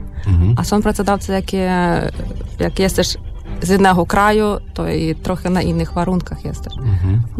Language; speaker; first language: Polish; non-native, learner; Ukrainian